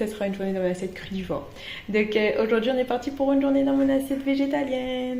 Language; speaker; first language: French; native; French